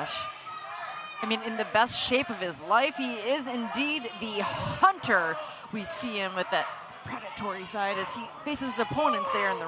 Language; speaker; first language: English; native; English